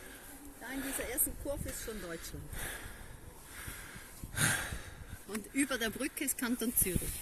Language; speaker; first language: German; native; German